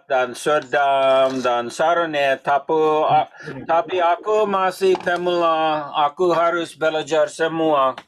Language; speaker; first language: Indonesian; non-native, learner; English